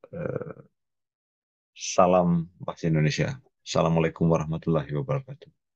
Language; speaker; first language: Indonesian; non-native, local second language; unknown